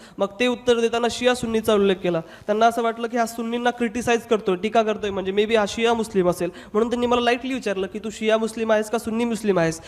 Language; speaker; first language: Marathi; non-native, local second language; Hindi